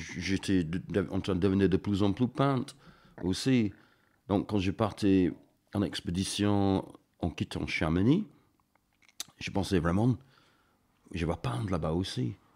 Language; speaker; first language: French; non-native, fluent; English